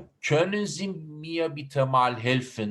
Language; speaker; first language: German; non-native, fluent; Turkish